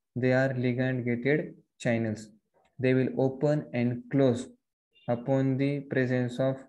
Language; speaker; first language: English; non-native, local second language; Marathi